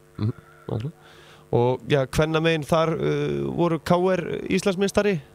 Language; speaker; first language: Icelandic; native; Icelandic